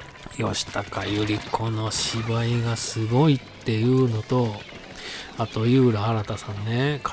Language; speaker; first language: Japanese; native; Japanese